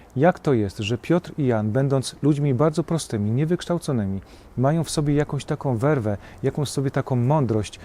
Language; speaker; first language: Polish; native; Polish